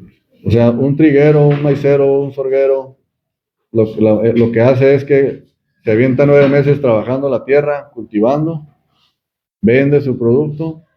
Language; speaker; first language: Spanish; native; Spanish